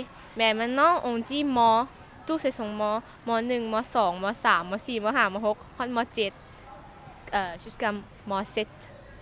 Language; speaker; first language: French; non-native, learner; Lao